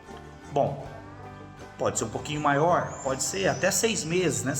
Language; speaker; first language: Portuguese; native; Portuguese